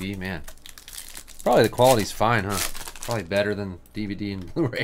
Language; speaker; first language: English; native; English